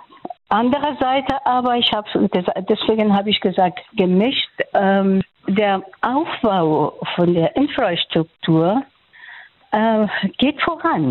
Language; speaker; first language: German; non-native, fluent; Persian